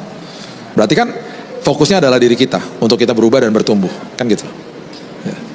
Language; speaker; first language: Indonesian; native; Indonesian